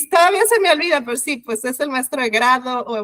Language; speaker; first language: Spanish; native; Spanish